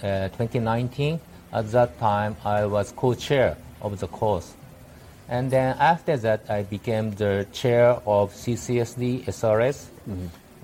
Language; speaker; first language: English; non-native, learner; Japanese